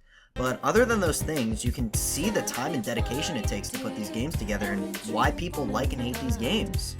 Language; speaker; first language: English; native; English